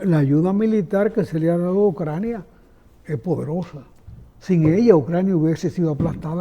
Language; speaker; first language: Spanish; native; Spanish